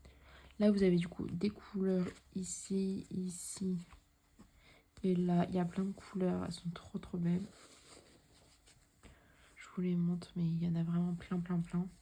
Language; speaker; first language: French; native; French